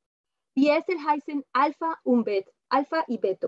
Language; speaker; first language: German; non-native, fluent; Spanish